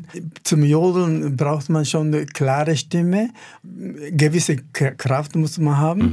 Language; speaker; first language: German; non-native, fluent; Japanese